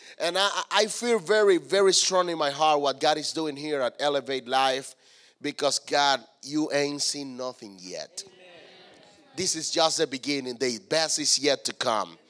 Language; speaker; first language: English; non-native, fluent; Spanish